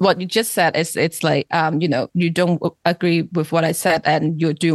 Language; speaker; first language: English; non-native, local second language; Cantonese